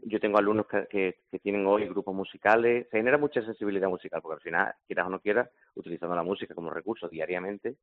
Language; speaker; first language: Spanish; native; Spanish